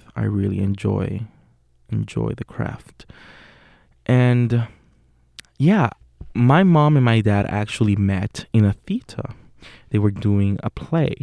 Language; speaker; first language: English; non-native, fluent; Spanish